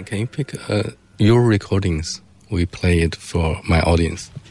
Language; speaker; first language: English; non-native, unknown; Chinese